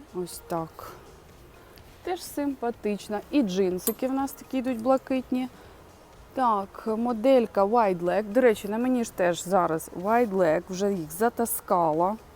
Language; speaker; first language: Ukrainian; non-native, local second language; Russian